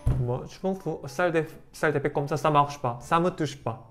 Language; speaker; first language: French; non-native, learner; Korean